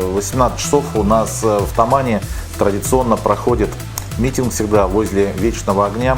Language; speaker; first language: Russian; native; Russian